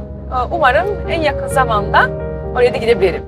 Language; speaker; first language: Turkish; early bilingual, heritage; Turkish